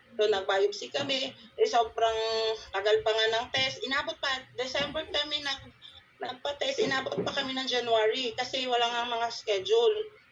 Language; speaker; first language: Filipino; non-native, local second language; Cebuano